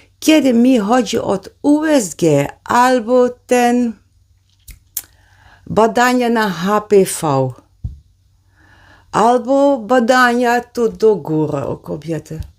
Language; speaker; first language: Polish; non-native, learner; Dutch